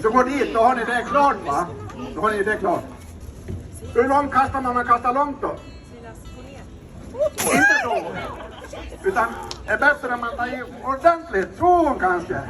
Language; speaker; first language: Swedish; native; Swedish